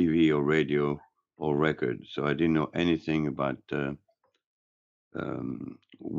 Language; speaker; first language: English; non-native, fluent; French